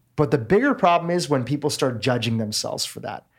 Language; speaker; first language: English; native; English